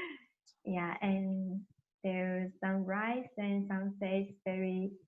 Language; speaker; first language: English; non-native, learner; Chinese